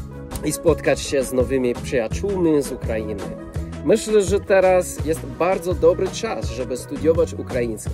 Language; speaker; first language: Polish; non-native, fluent; English